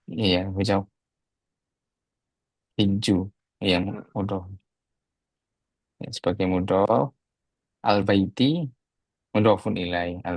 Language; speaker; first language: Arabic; non-native, learner; Indonesian